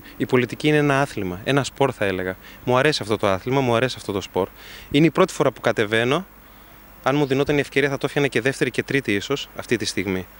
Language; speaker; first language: Greek; early bilingual, heritage; Greek